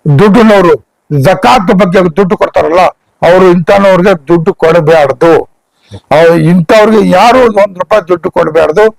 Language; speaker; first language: Kannada; non-native, local second language; Urdu